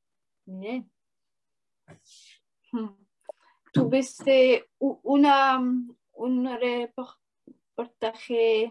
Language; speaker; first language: Spanish; non-native, fluent; French